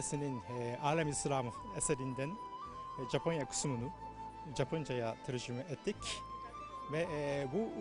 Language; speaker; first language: Turkish; non-native, fluent; Japanese